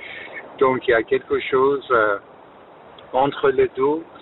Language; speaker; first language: French; non-native, fluent; Persian